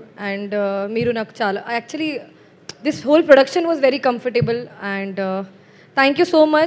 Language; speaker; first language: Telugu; non-native, local second language; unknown